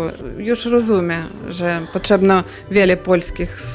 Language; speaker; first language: Polish; non-native, learner; Ukrainian